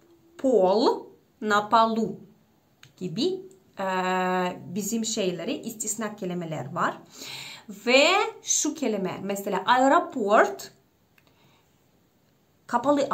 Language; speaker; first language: Turkish; non-native, fluent; Russian